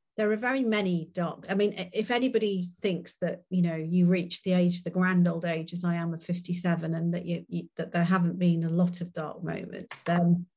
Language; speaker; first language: English; native; English